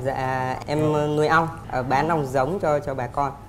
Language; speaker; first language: Vietnamese; native; Vietnamese